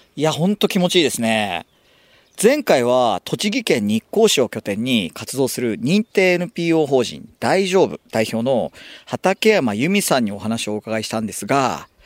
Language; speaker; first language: Japanese; native; Japanese